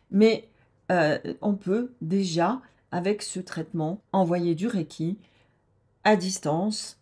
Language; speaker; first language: French; native; French